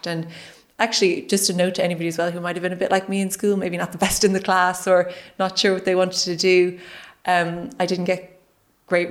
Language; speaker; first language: English; native; English